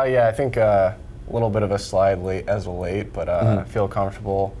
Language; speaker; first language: English; native; English